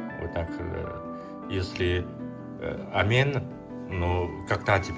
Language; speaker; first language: Russian; non-native, learner; Chinese